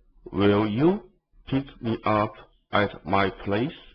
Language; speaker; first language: English; non-native, fluent; Chinese